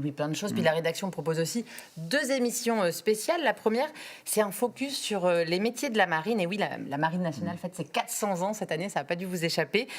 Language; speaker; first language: French; native; French